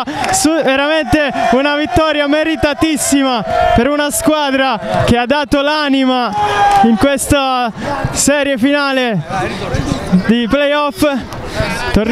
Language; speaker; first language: Italian; native; Italian